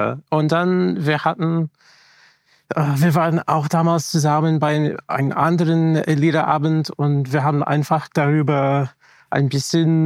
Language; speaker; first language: German; non-native, fluent; English